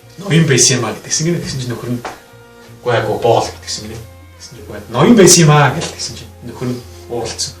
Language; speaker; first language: Mongolian; native; Mongolian